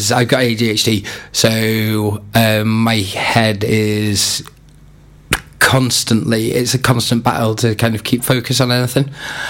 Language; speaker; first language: English; native; English